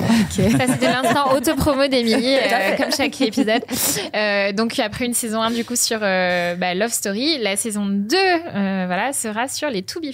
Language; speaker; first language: French; native; French